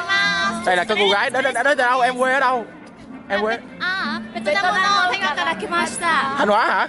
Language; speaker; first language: Vietnamese; native; Vietnamese